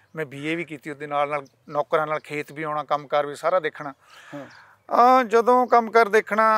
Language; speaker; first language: Punjabi; native; Punjabi